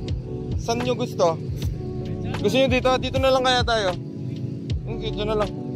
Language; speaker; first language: Filipino; native; Filipino